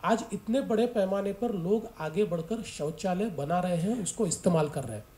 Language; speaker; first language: Hindi; non-native, local second language; Marathi